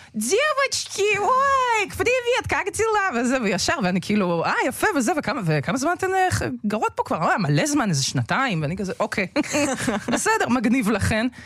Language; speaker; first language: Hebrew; early bilingual, other home language; Russian